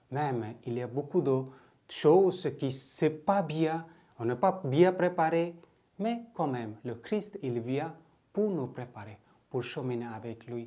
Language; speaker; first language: French; non-native, fluent; Bangla